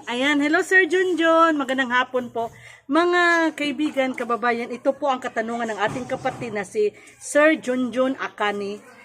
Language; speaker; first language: Filipino; non-native, local second language; Cebuano